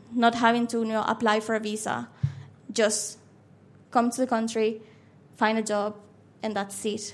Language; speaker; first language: English; non-native, fluent; Spanish